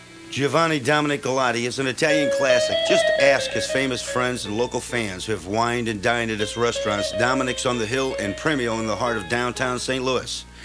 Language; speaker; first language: English; native; English